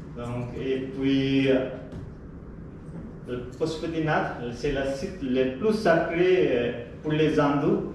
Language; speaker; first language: French; non-native, fluent; Nepali